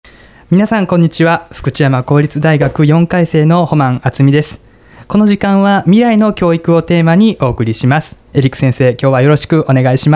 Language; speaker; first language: Japanese; native; Japanese